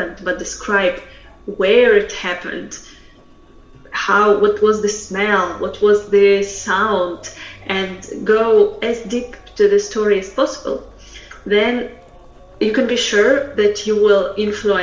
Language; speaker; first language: English; non-native, fluent; Russian